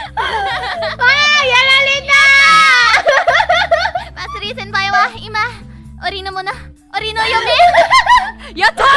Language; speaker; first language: Japanese; non-native, learner; Indonesian